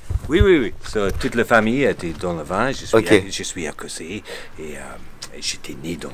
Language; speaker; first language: French; non-native, fluent; English